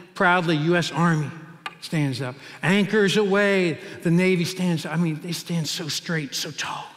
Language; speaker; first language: English; native; English